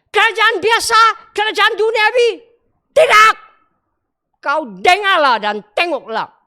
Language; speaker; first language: Malay; non-native, local second language; Chinese